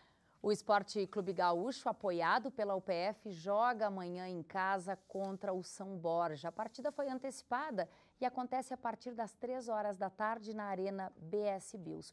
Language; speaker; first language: Portuguese; native; Portuguese